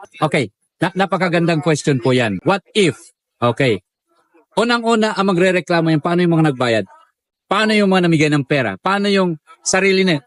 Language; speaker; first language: Filipino; non-native, local second language; Iloko